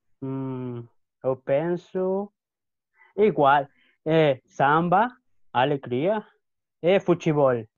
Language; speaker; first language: Portuguese; non-native, learner; Spanish